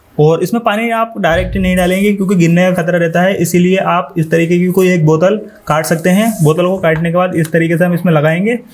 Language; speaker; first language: Hindi; native; Hindi